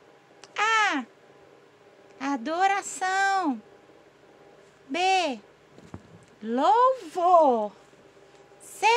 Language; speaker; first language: Portuguese; native; Portuguese